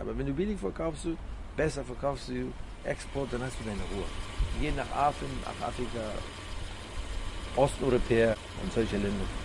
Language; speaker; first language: German; non-native, learner; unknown